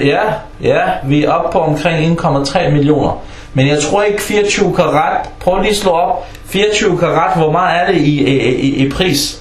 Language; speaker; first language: Danish; early bilingual, other home language; Arabic